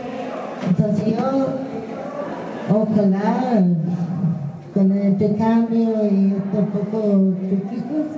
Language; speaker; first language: Spanish; non-native, fluent; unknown